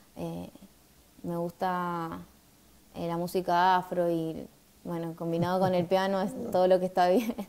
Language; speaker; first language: Spanish; native; Spanish